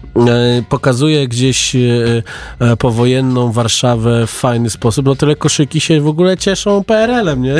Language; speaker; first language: Polish; native; Polish